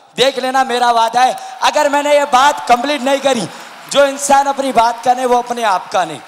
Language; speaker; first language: Hindi; non-native, local second language; Urdu